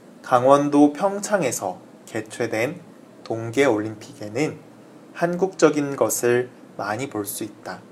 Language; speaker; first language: Korean; native; Korean